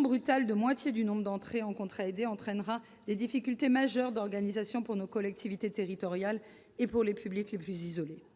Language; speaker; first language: French; native; French